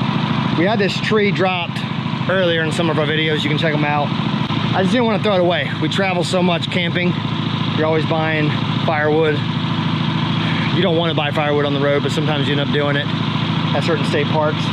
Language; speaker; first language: English; native; English